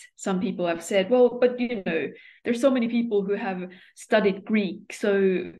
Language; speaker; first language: English; non-native, fluent; Estonian